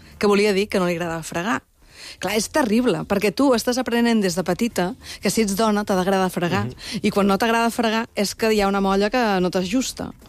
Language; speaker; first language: Catalan; native; Catalan